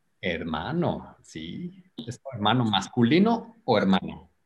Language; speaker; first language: Spanish; native; Spanish